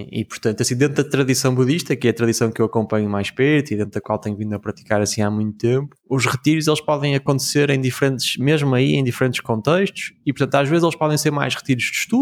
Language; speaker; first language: Portuguese; native; Portuguese